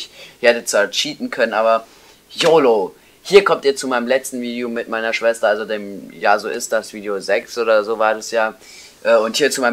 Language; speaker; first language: German; native; German